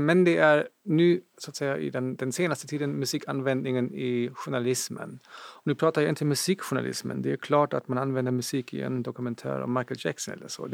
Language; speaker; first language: Swedish; non-native, fluent; German